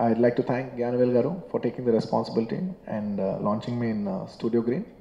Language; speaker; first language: Tamil; non-native, local second language; Telugu